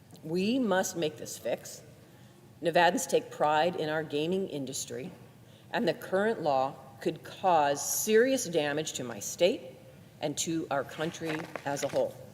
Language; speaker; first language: English; native; English